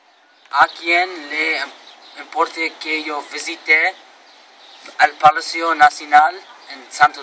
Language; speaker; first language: Spanish; non-native, learner; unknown